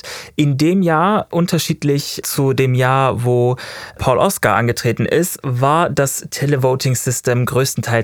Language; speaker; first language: German; native; German